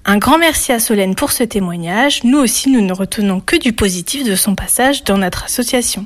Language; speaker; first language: French; native; French